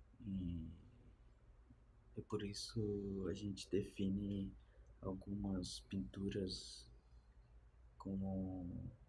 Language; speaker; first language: Portuguese; non-native, local second language; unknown